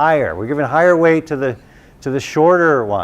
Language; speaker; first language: English; native; English